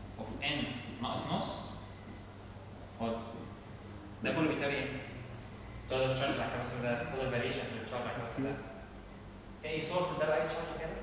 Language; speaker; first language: Arabic; native; Arabic